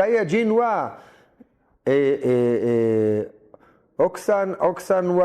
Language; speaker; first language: Japanese; non-native, learner; Hebrew